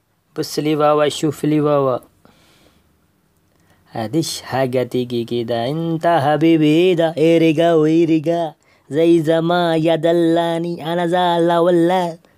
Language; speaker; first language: Arabic; non-native, learner; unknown